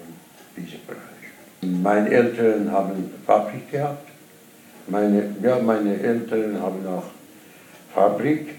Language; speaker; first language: German; non-native, learner; Persian